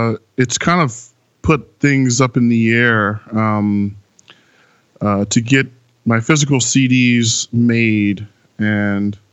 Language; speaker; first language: English; native; English